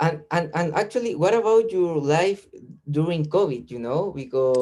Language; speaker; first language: English; non-native, learner; Spanish